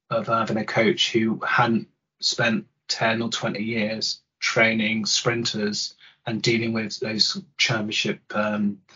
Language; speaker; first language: English; native; English